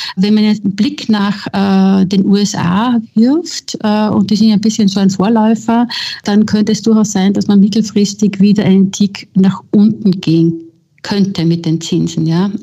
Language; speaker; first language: German; native; German